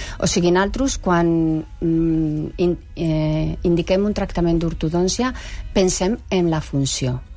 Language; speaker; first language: Catalan; non-native, local second language; Spanish